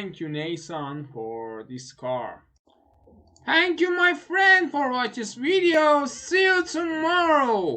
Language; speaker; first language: English; non-native, learner; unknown